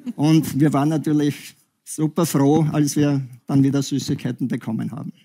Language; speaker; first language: German; native; German